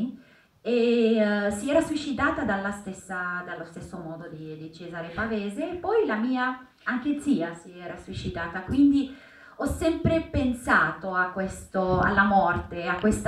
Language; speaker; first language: Italian; non-native, fluent; Arabic